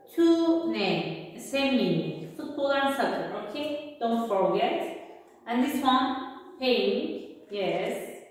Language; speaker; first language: English; non-native, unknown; Turkish